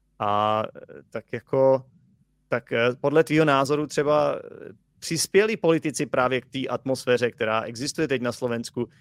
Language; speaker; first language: Czech; native; Czech